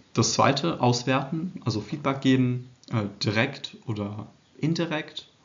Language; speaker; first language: German; early bilingual, heritage; English